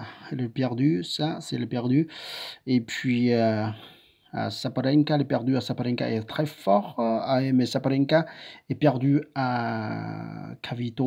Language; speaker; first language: French; non-native, learner; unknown